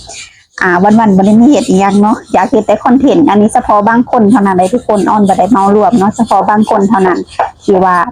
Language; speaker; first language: Thai; non-native, local second language; Northeastern Thai